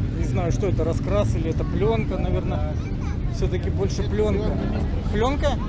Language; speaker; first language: Russian; native; Russian